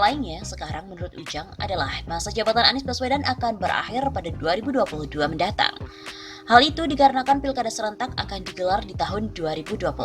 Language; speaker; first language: Indonesian; native; Indonesian